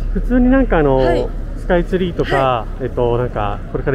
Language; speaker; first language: Japanese; native; Japanese